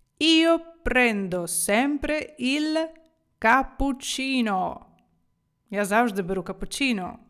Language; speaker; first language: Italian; non-native, fluent; Ukrainian